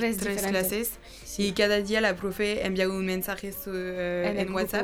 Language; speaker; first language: Spanish; non-native, learner; French